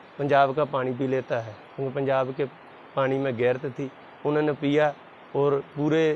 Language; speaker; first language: Hindi; non-native, local second language; Punjabi